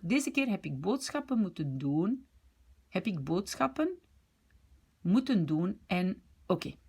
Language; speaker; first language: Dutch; non-native, fluent; French